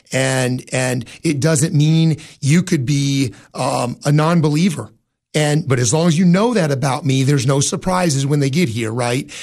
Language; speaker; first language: English; native; English